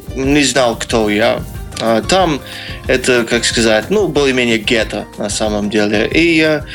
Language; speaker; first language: Russian; non-native, fluent; English